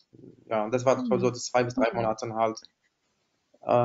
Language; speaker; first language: German; non-native, fluent; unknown